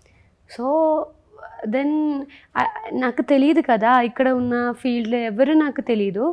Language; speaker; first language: Telugu; non-native, learner; Malayalam